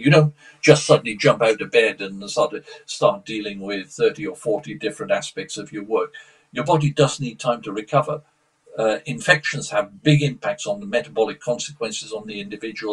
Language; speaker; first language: English; early bilingual, other home language; Polish